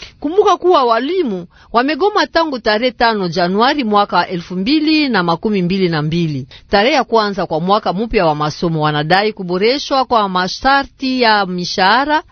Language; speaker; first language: Swahili; native; Swahili